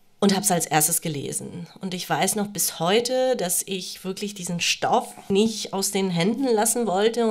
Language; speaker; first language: German; early bilingual, other home language; Romanian